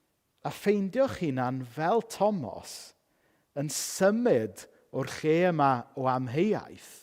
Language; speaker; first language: Welsh; native; Welsh